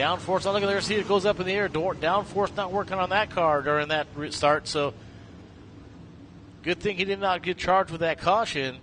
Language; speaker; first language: English; native; English